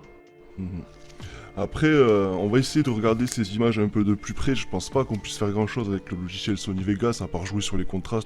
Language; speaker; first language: French; native; French